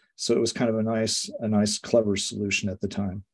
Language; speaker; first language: English; native; English